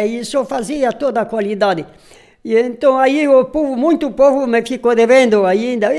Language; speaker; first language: Portuguese; non-native, local second language; Polish